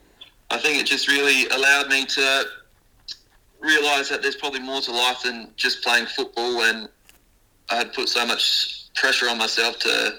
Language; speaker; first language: English; native; English